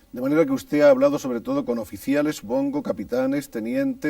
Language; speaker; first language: Spanish; native; Spanish